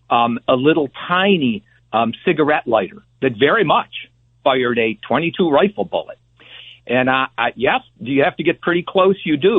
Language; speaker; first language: English; native; English